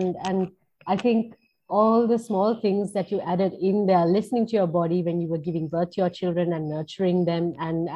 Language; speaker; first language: English; non-native, local second language; Sinhala